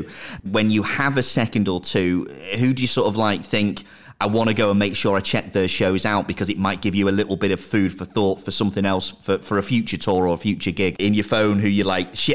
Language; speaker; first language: English; native; English